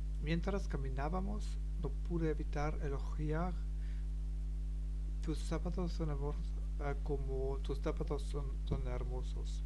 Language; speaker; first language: Spanish; non-native, learner; German